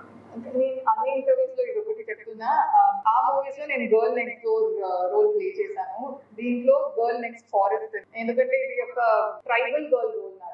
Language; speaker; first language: Telugu; non-native, local second language; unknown